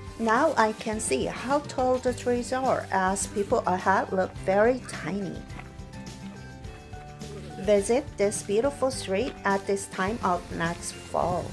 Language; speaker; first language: English; non-native, fluent; Korean